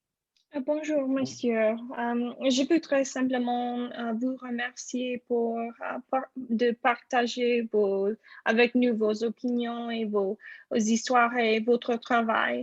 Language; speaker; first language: French; non-native, fluent; English